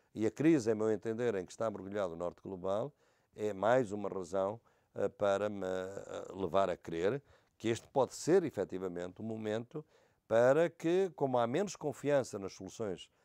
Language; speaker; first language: Portuguese; native; Portuguese